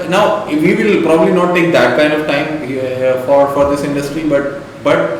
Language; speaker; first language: English; non-native, local second language; Malayalam